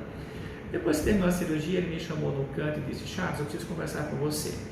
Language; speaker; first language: Portuguese; native; Portuguese